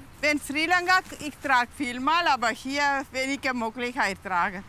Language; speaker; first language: German; non-native, learner; Tamil